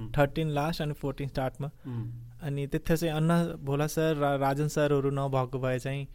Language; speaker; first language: Nepali; early bilingual, heritage; Nepali